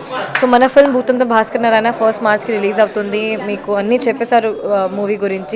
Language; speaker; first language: Telugu; non-native, fluent; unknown